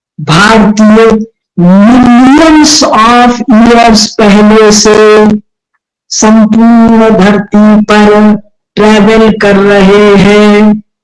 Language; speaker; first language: Hindi; native; Hindi